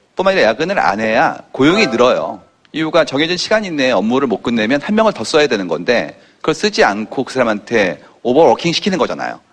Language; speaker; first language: Korean; native; Korean